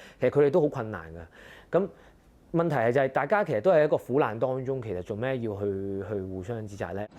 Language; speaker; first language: Cantonese; native; Cantonese